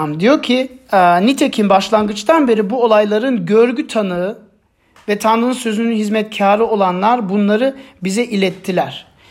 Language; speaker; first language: Turkish; non-native, fluent; German